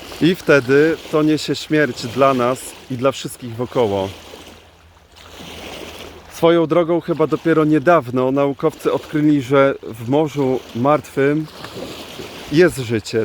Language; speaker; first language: Polish; native; Polish